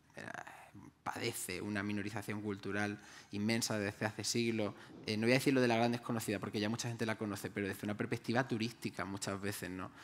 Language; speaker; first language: Spanish; non-native, local second language; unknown